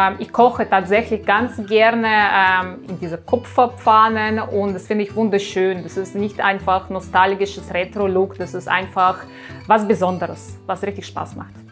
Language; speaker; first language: German; non-native, fluent; Russian